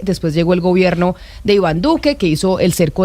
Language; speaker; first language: Spanish; native; Spanish